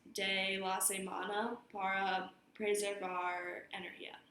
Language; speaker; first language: Spanish; non-native, learner; English